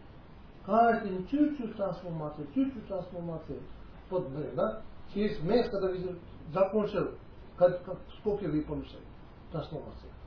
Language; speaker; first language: Russian; non-native, learner; Tibetan